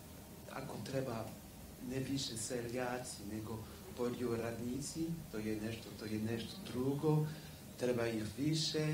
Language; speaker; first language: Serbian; non-native, learner; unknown